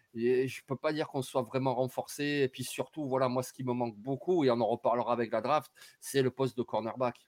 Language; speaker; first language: French; native; French